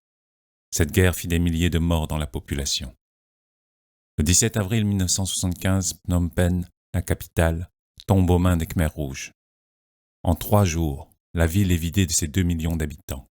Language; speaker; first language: French; native; French